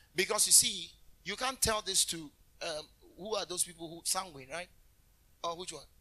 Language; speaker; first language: English; non-native, local second language; Akan